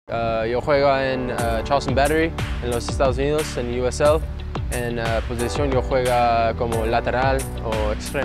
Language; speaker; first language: Spanish; early bilingual, heritage; English